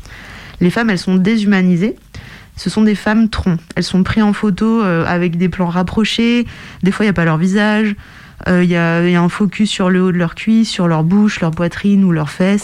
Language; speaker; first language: French; native; French